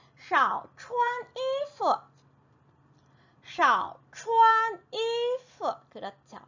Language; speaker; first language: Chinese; non-native, fluent; Korean